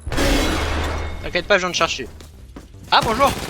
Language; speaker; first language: French; native; French